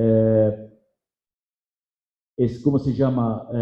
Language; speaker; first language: Spanish; non-native, fluent; Arabic